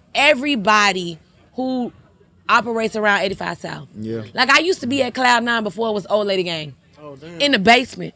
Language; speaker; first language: English; native; English